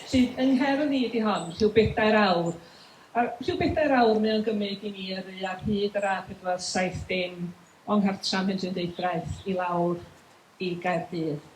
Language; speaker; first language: Welsh; native; Welsh